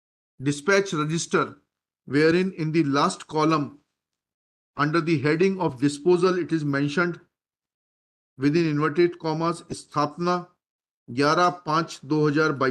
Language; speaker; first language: English; non-native, local second language; Hindi